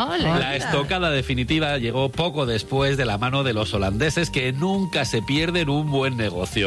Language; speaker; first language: Spanish; native; Spanish